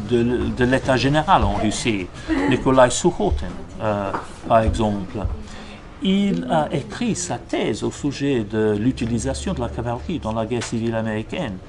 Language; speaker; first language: French; non-native, fluent; English